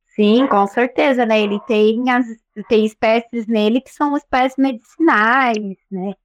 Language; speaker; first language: Portuguese; native; Portuguese